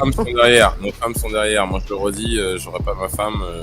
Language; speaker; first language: French; native; French